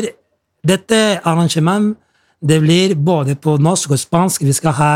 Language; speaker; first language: Norwegian; non-native, fluent; Spanish